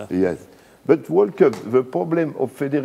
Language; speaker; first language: English; non-native, learner; French